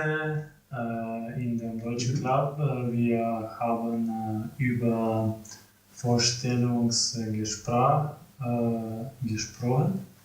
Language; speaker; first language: German; non-native, learner; Slovenian